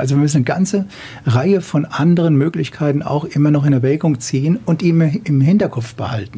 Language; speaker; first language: German; native; German